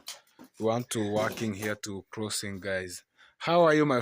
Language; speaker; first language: English; non-native, learner; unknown